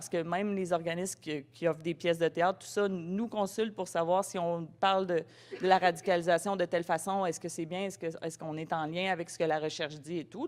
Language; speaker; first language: French; native; French